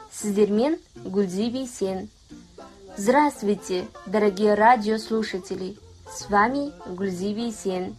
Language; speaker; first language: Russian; non-native, fluent; Kazakh